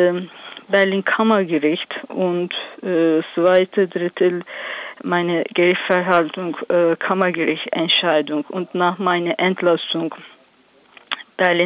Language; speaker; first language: German; non-native, learner; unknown